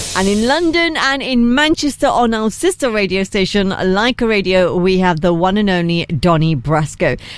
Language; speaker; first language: English; early bilingual, other home language; Hindi